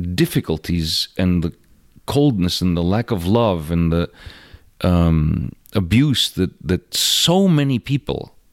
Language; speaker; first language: English; early bilingual, other home language; Russian